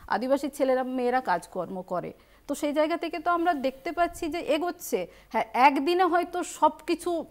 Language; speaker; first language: Bangla; non-native, local second language; Santali